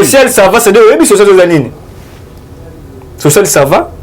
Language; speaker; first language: French; non-native, local second language; Lingala